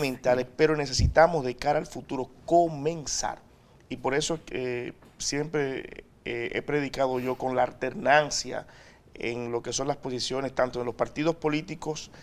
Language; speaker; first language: Spanish; native; Spanish